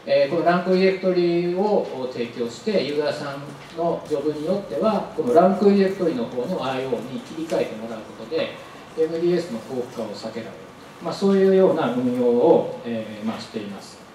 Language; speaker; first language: Japanese; native; Japanese